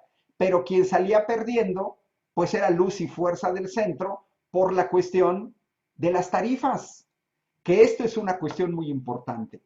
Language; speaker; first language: Spanish; native; Spanish